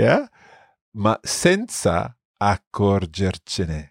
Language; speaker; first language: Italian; non-native, fluent; English